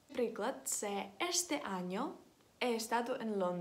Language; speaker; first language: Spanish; non-native, fluent; Ukrainian